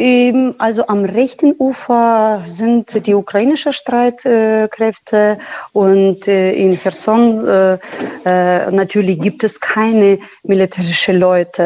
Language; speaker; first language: German; non-native, fluent; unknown